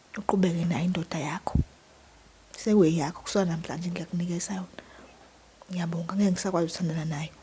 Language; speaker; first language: Zulu; native; Zulu